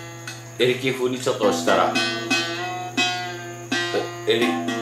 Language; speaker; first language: Japanese; native; Japanese